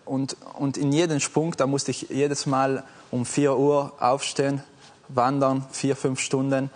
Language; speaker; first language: German; non-native, fluent; Italian